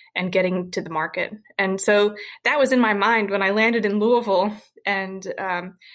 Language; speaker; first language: English; native; English